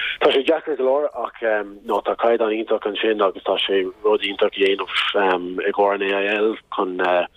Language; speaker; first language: Irish; non-native, local second language; English